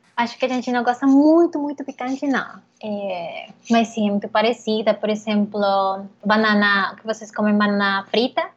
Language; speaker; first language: Portuguese; non-native, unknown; Spanish